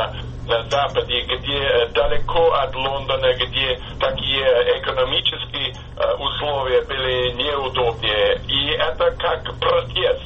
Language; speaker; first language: Russian; non-native, fluent; English